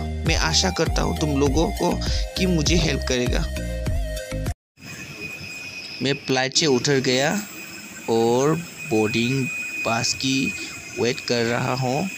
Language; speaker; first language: Hindi; non-native, local second language; Bodo